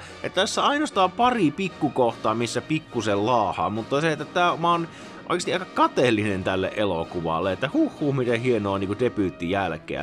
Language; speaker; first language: Finnish; native; Finnish